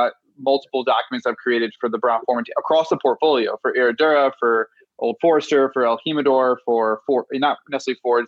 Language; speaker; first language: English; native; English